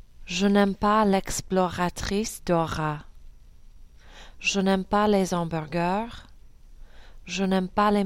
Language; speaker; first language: French; non-native, learner; English